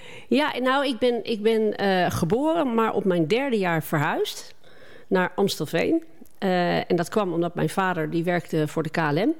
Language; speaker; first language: Dutch; native; Dutch